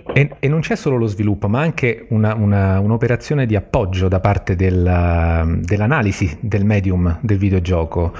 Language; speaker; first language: Italian; native; Italian